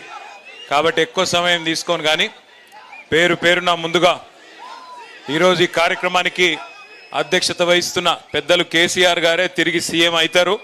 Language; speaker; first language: Telugu; native; Telugu